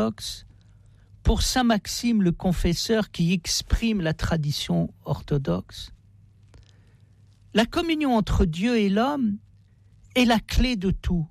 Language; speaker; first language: French; native; French